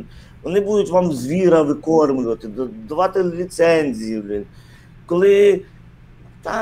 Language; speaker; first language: Ukrainian; native; Ukrainian